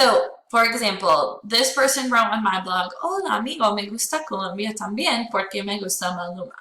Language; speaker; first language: Spanish; non-native, fluent; English